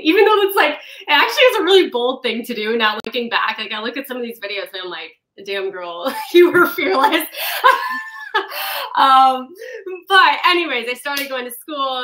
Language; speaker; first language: English; native; English